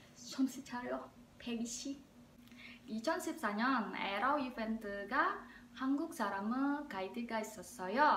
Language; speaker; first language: Korean; non-native, learner; Indonesian